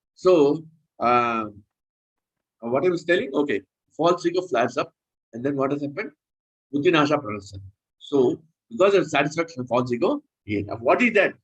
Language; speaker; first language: English; non-native, local second language; Hindi